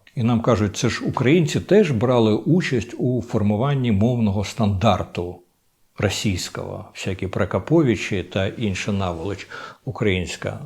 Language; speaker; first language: Ukrainian; native; Ukrainian